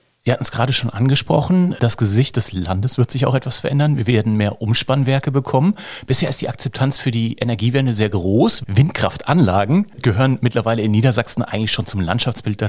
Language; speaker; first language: German; native; German